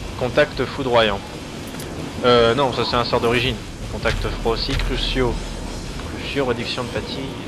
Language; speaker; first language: French; native; French